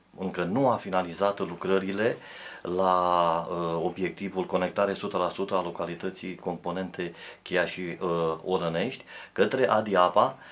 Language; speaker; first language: Romanian; native; Romanian